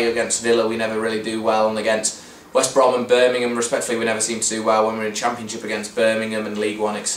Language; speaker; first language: English; native; English